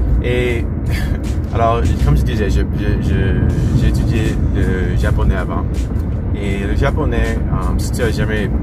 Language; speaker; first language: French; non-native, learner; English